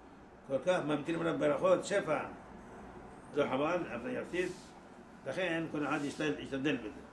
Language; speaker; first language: Hebrew; non-native, fluent; Persian